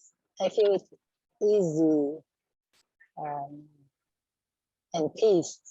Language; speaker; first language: English; non-native, learner; Vietnamese